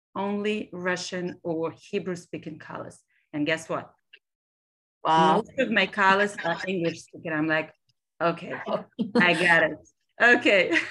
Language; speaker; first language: English; non-native, fluent; Hebrew